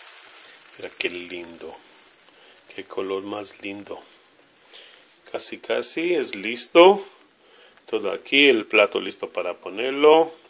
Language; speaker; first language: Spanish; non-native, learner; Hebrew